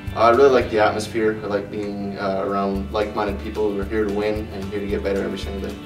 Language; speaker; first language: English; native; English